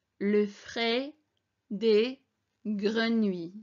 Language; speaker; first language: French; non-native, fluent; English